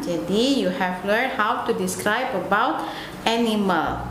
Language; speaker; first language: English; non-native, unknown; Indonesian